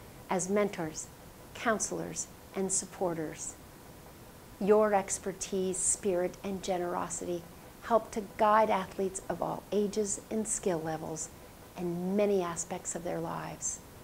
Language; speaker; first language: English; native; English